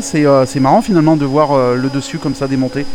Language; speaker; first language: French; native; French